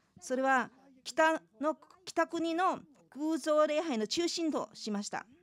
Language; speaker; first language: Japanese; non-native, fluent; Chinese